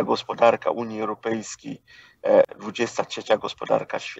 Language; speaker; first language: Polish; non-native, fluent; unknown